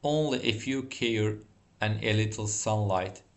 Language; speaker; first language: English; non-native, fluent; Azerbaijani